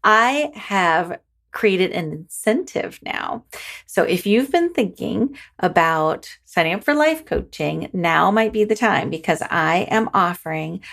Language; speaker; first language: English; native; English